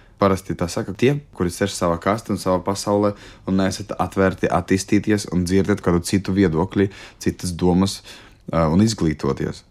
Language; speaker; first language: Latvian; non-native, local second language; Russian